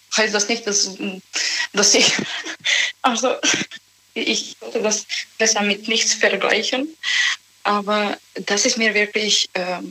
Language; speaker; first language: German; non-native, learner; Serbian